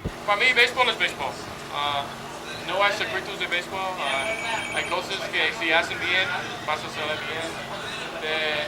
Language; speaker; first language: Spanish; non-native, fluent; English